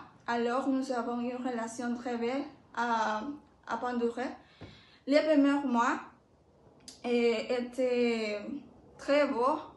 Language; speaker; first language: French; non-native, learner; Spanish